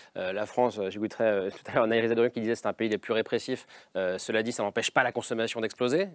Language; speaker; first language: French; native; French